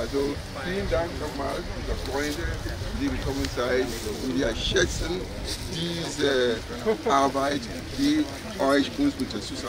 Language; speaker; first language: German; non-native, fluent; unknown